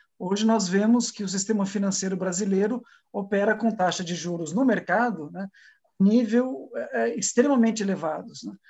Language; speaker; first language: Portuguese; native; Portuguese